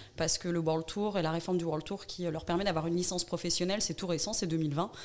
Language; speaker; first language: French; native; French